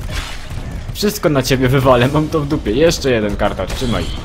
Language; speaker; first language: Polish; native; Polish